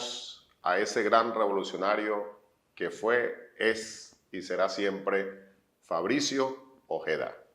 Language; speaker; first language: Spanish; native; Spanish